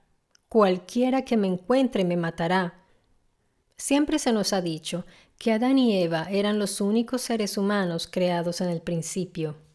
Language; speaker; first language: Spanish; non-native, fluent; Italian